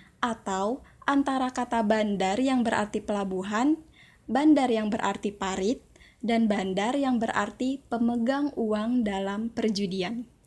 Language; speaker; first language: Indonesian; native; Indonesian